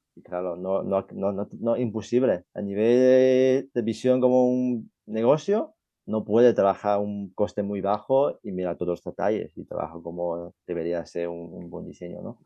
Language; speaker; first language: Spanish; non-native, fluent; Chinese